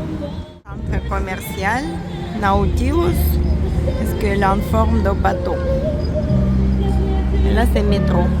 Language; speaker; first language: French; non-native, learner; Russian